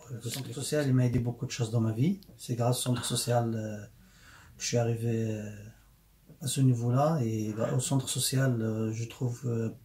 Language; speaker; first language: French; non-native, learner; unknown